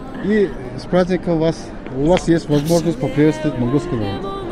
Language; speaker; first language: Russian; non-native, fluent; Mongolian